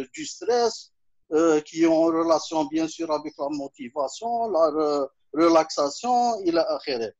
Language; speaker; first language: French; non-native, local second language; Arabic